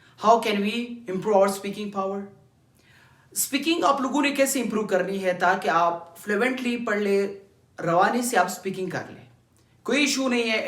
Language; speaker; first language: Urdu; non-native, local second language; Pashto